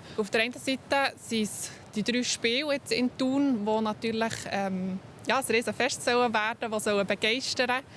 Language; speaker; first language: German; native; German